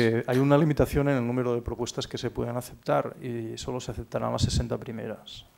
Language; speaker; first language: Catalan; native; Catalan